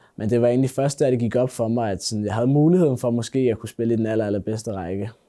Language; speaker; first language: Danish; native; Danish